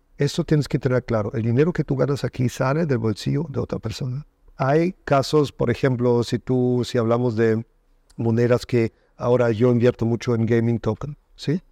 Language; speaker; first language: Spanish; non-native, fluent; German